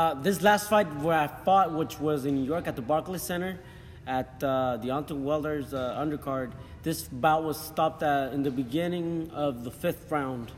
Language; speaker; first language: English; early bilingual, other home language; Spanish